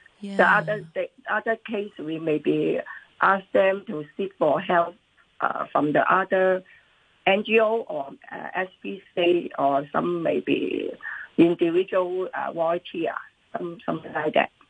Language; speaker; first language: English; non-native, local second language; Cantonese